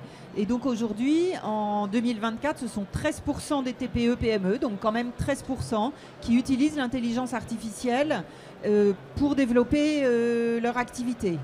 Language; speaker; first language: French; native; French